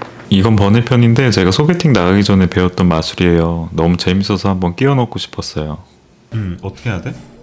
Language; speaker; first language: Korean; non-native, fluent; Turkish